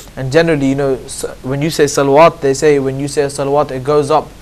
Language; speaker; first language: English; native; English